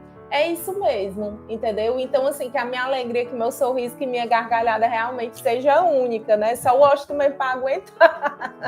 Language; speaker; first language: Portuguese; native; Portuguese